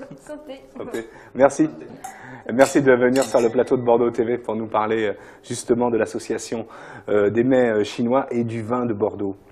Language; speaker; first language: French; native; French